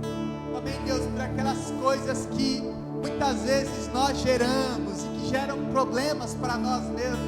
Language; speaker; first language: Portuguese; native; Portuguese